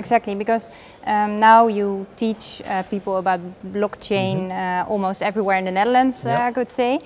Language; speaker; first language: English; non-native, fluent; Dutch